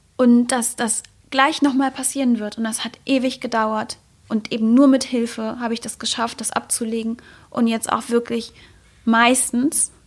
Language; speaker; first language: German; native; German